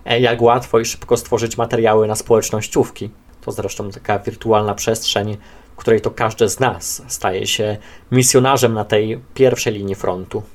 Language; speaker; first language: Polish; native; Polish